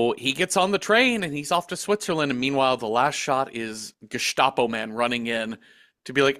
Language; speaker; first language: English; native; English